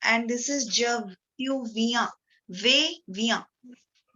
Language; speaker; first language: French; non-native, fluent; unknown